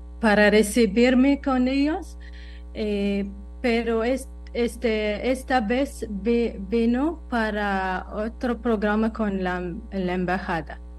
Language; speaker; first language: Spanish; non-native, learner; Arabic